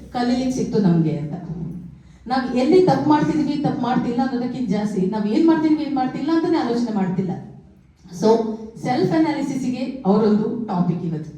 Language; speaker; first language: Kannada; native; Kannada